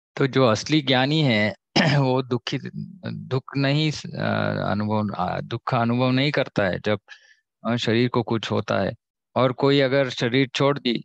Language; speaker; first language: Hindi; non-native, local second language; Kannada